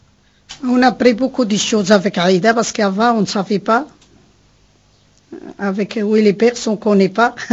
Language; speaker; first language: French; non-native, learner; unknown